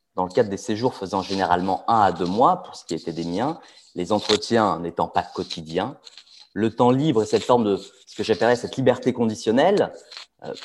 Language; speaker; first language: French; early bilingual, other home language; Arabic